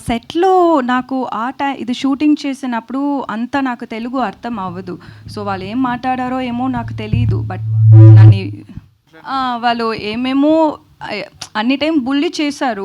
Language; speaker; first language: Telugu; non-native, learner; Tamil